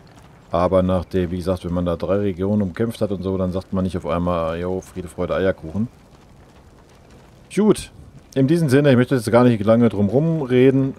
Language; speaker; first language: German; native; German